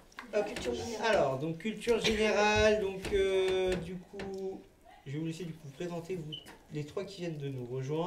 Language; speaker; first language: French; native; French